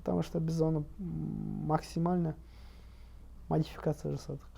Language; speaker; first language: Russian; non-native, local second language; Kazakh